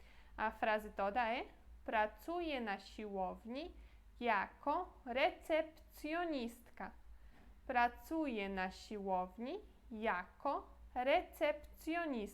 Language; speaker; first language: Polish; non-native, fluent; Portuguese